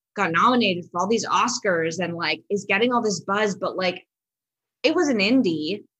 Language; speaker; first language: English; native; English